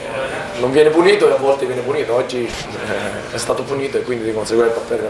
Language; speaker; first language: Italian; native; Italian